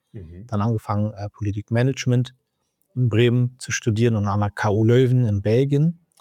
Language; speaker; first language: German; early bilingual, other home language; Turkish